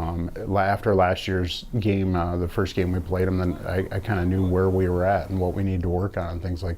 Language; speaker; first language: English; native; English